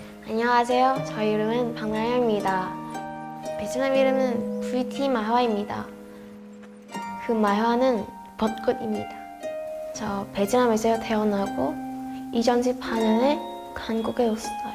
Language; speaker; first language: Korean; non-native, learner; Vietnamese